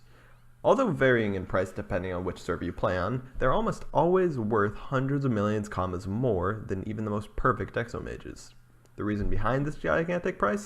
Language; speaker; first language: English; native; English